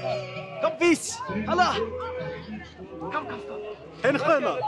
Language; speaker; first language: Swedish; non-native, learner; Mongolian